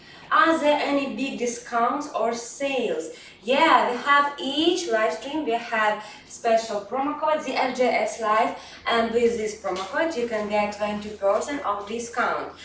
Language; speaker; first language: English; non-native, fluent; Russian